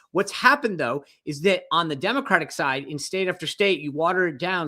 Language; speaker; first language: English; native; English